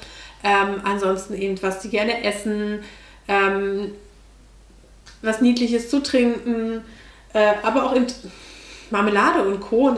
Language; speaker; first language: German; native; German